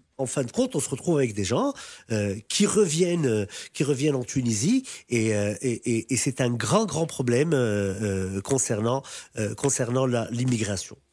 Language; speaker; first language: French; non-native, local second language; Arabic